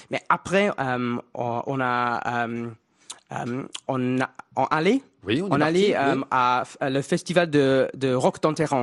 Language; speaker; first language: French; non-native, fluent; English